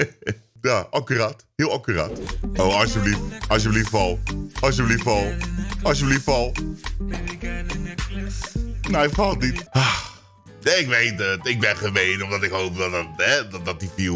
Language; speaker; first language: Dutch; native; Dutch